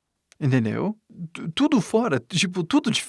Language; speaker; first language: Portuguese; non-native, fluent; English